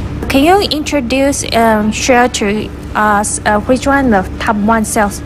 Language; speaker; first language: English; non-native, learner; Chinese